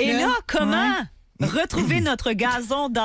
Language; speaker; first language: French; native; French